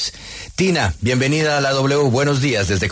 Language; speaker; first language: Spanish; native; Spanish